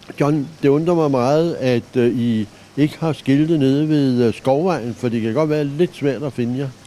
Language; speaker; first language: Danish; native; Danish